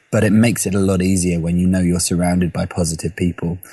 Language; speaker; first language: English; native; English